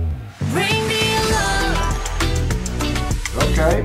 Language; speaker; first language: English; native; English